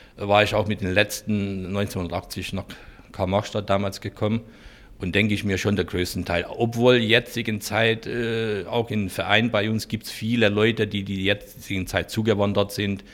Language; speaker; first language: German; non-native, fluent; Hungarian